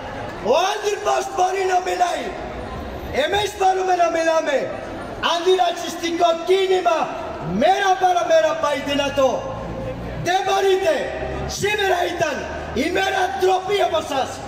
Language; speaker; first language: Greek; non-native, fluent; Urdu